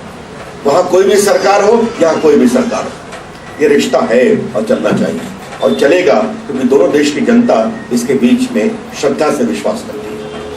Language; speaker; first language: Hindi; native; Hindi